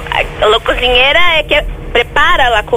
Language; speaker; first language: Spanish; non-native, learner; Portuguese